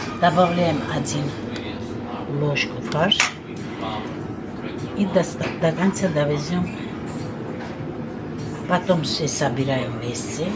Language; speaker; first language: Russian; non-native, learner; Georgian